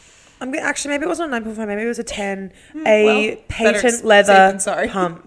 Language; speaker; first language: English; native; English